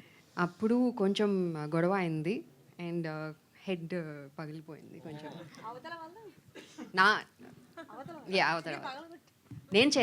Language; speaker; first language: Telugu; non-native, fluent; Tamil